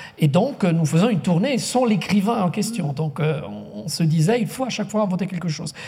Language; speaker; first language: French; non-native, local second language; Italian